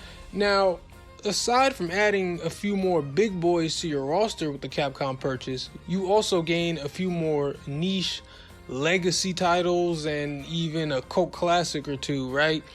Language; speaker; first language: English; native; English